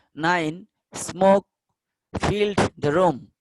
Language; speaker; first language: English; non-native, local second language; Bangla